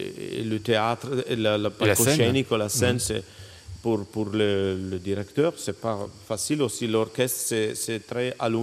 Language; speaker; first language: French; non-native, fluent; Italian